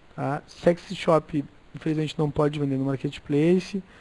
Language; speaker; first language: Portuguese; native; Portuguese